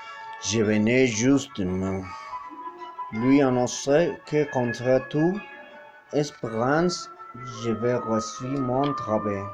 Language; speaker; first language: French; non-native, learner; Spanish